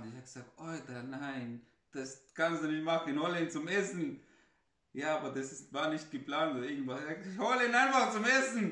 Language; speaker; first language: German; non-native, fluent; Arabic